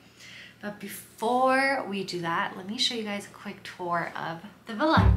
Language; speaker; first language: English; native; English